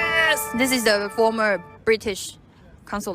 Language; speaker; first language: English; non-native, fluent; Chinese